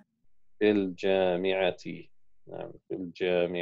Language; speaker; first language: Arabic; non-native, fluent; English